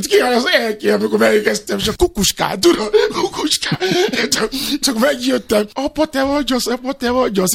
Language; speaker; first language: Hungarian; non-native, learner; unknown